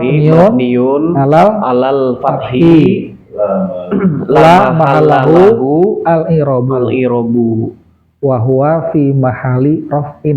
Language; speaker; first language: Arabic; non-native, fluent; Indonesian